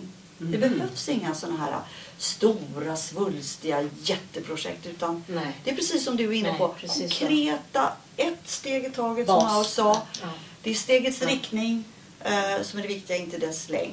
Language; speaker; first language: Swedish; native; Swedish